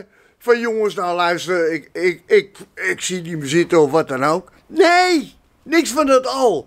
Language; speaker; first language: Dutch; native; Dutch